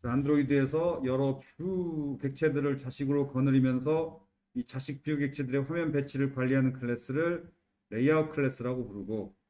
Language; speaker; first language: Korean; native; Korean